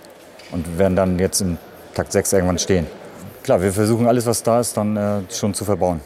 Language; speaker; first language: German; native; German